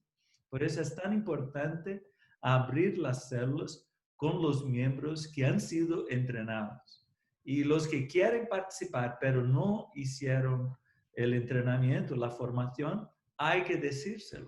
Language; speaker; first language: Spanish; non-native, fluent; Portuguese